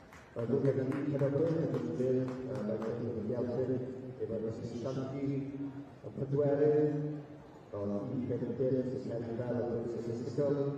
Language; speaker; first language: Welsh; native; Welsh